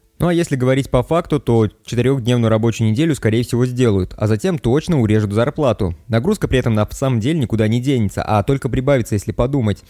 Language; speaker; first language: Russian; native; Russian